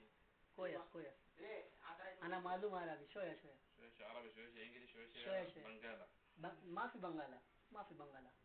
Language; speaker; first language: Arabic; non-native, learner; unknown